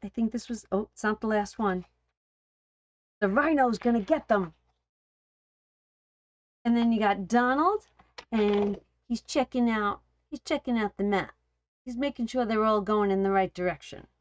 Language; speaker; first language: English; native; English